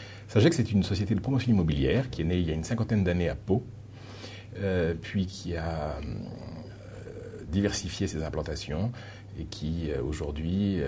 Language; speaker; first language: French; native; French